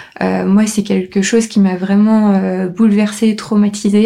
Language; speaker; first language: French; native; French